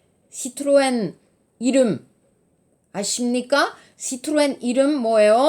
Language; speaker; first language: Korean; non-native, learner; French